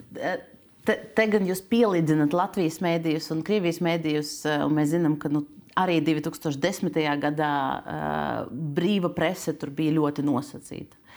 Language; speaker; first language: Latvian; native; Latvian